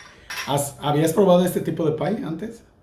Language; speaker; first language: Spanish; native; Spanish